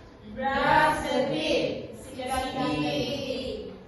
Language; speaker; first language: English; non-native, learner; Indonesian